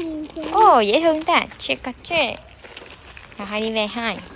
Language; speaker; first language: Vietnamese; native; Vietnamese